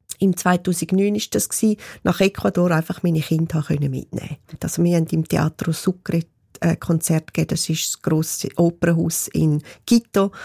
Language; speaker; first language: German; non-native, local second language; Romansh